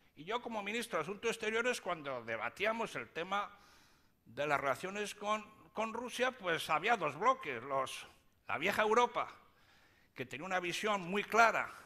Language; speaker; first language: Spanish; native; Spanish